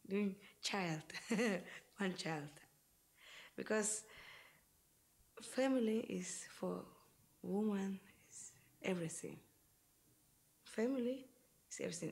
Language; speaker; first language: English; non-native, learner; Uzbek